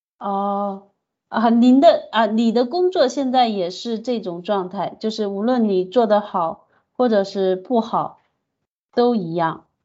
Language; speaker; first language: Chinese; native; Chinese